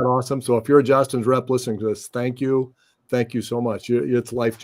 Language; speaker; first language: English; native; English